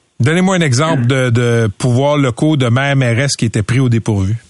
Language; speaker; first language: French; native; French